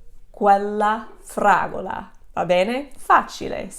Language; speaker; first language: Italian; non-native, fluent; English